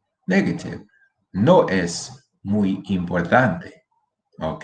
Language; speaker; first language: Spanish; non-native, fluent; English